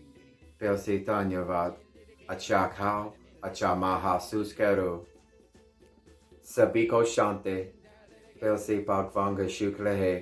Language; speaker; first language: Hindi; non-native, learner; English